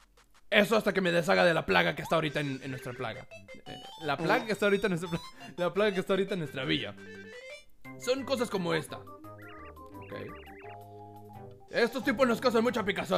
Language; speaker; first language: Spanish; native; Spanish